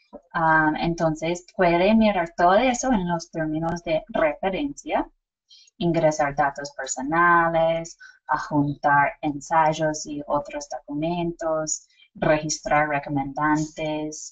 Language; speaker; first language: Spanish; non-native, fluent; English